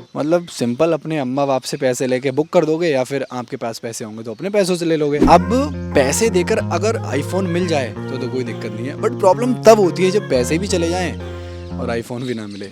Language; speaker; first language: Hindi; native; Hindi